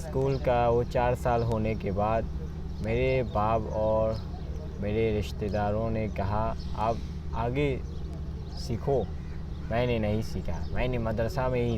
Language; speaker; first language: Hindi; non-native, learner; Burmese